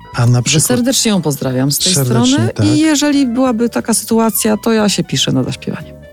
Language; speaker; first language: Polish; native; Polish